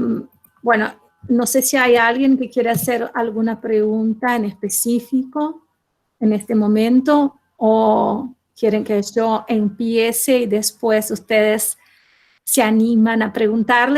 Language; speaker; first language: Spanish; non-native, fluent; Portuguese